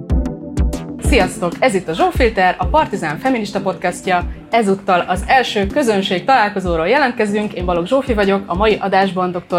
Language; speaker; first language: Hungarian; native; Hungarian